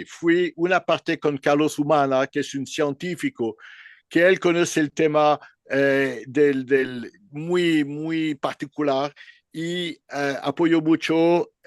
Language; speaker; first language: Spanish; non-native, learner; French